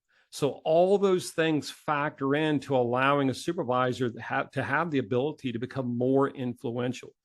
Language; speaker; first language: English; native; English